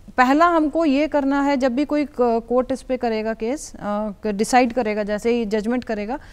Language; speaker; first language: Hindi; native; Hindi